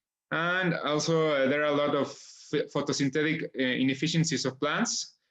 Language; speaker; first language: English; non-native, fluent; Spanish